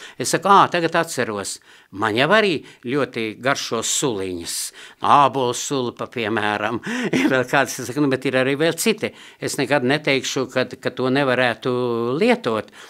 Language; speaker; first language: Latvian; non-native, local second language; Russian